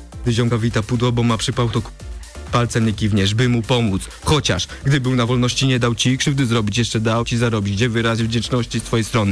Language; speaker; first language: Polish; native; Polish